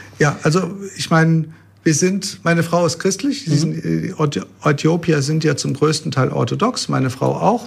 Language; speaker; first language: German; native; German